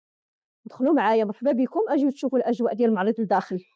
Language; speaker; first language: Arabic; native; Arabic